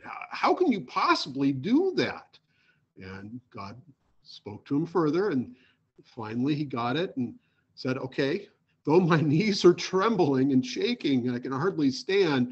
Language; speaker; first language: English; native; English